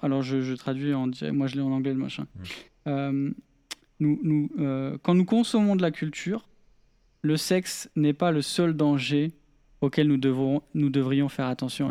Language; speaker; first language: French; native; French